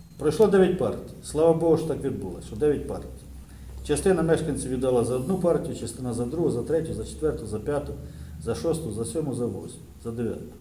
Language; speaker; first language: Ukrainian; native; Ukrainian